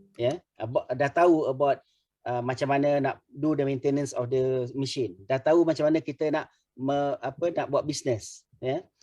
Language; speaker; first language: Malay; native; Malay